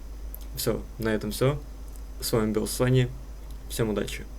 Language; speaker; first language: Russian; native; Russian